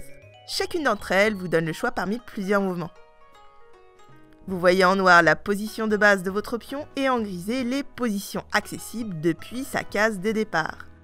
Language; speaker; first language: French; native; French